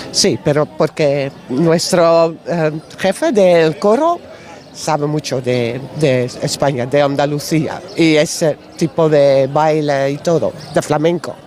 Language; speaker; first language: Spanish; non-native, learner; Dutch